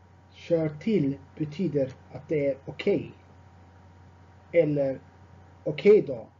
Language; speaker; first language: Swedish; non-native, fluent; Tigrinya